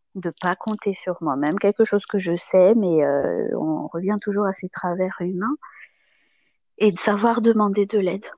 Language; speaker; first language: French; non-native, local second language; Malagasy